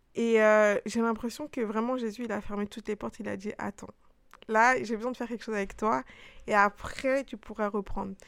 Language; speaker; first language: French; early bilingual, other home language; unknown